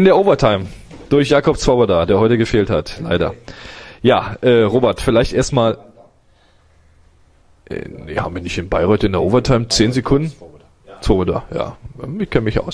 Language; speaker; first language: German; native; German